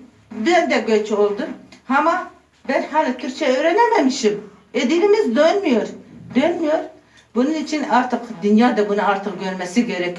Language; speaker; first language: Turkish; non-native, local second language; Kurdish